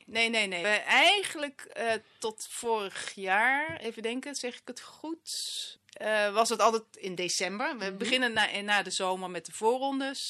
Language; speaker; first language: Dutch; native; Dutch